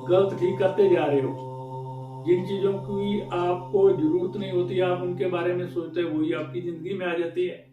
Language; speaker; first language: Hindi; non-native, local second language; Punjabi